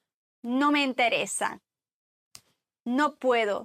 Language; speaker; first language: Spanish; non-native, fluent; German